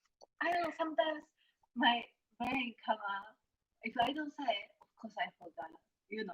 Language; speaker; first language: English; non-native, learner; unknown